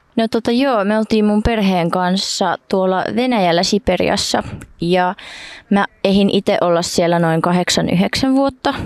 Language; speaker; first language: Finnish; early bilingual, heritage; Finnish